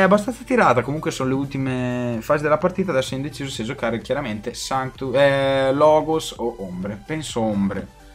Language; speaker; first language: Italian; native; Italian